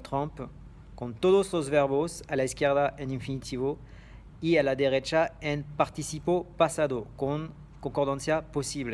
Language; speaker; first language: Spanish; non-native, fluent; French